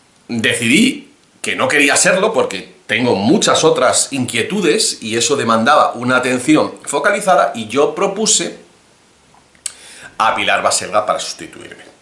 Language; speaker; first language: Spanish; native; Spanish